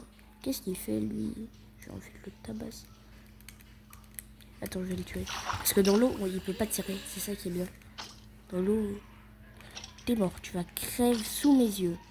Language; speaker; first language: French; native; French